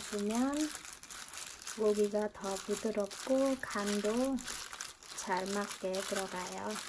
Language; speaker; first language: Korean; non-native, fluent; Khmer